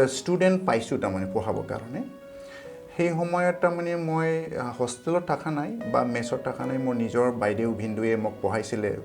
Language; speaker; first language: Assamese; non-native, local second language; Bodo